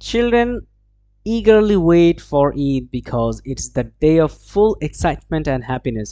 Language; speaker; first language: English; non-native, local second language; Bangla